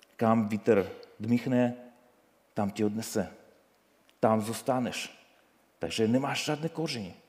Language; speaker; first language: Ukrainian; native; Ukrainian